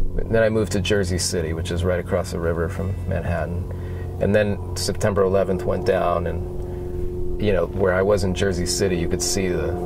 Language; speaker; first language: English; native; English